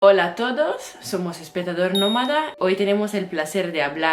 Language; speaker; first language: Spanish; native; Spanish